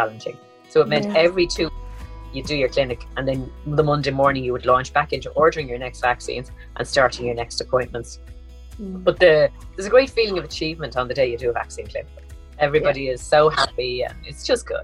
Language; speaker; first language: English; native; English